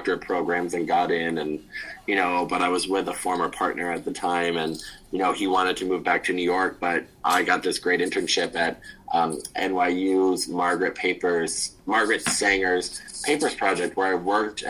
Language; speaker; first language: English; native; English